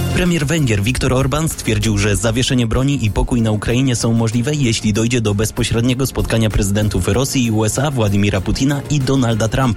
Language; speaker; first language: Polish; native; Polish